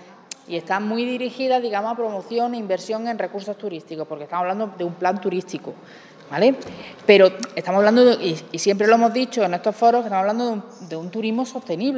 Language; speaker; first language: Spanish; native; Spanish